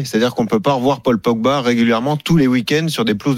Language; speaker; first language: French; native; French